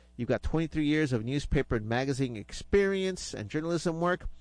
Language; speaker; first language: English; early bilingual, other home language; Spanish